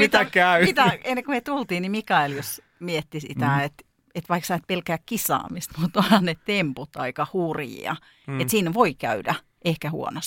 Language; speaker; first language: Finnish; native; Finnish